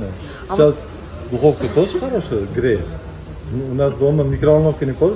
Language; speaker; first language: Russian; non-native, local second language; Uzbek